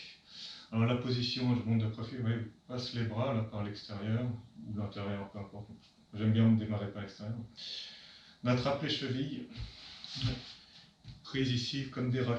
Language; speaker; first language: French; native; French